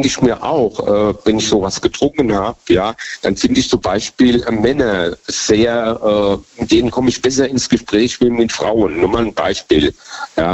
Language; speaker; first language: German; native; German